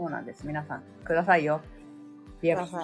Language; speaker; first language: Japanese; native; Japanese